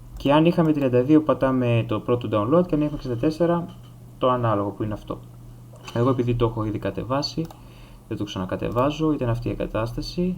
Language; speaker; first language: Greek; native; Greek